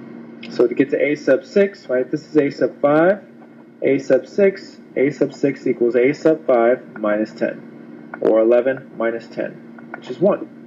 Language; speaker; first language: English; native; English